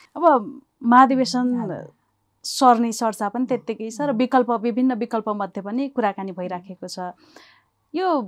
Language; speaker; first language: Nepali; native; Nepali